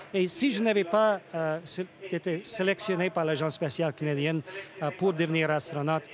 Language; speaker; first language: French; non-native, fluent; English